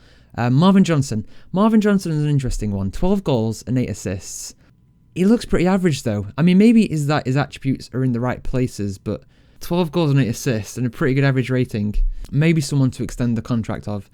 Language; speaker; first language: English; native; English